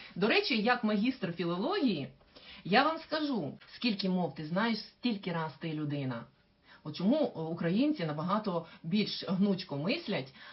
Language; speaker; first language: Ukrainian; non-native, local second language; Russian